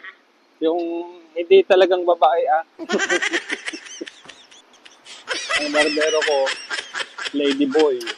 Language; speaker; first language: Filipino; native; Filipino